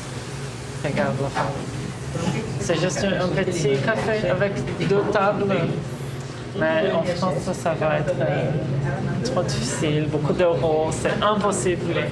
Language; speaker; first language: French; non-native, fluent; Portuguese